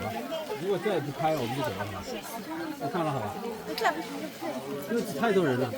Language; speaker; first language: Chinese; native; Chinese